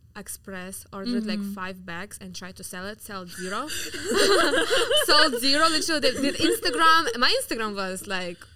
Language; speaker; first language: English; non-native, fluent; Russian